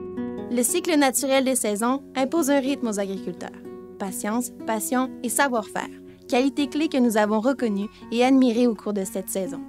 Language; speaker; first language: French; native; French